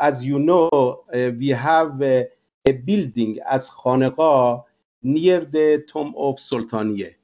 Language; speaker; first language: English; non-native, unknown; Persian